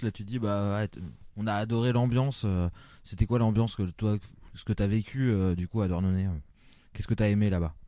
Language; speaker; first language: French; native; French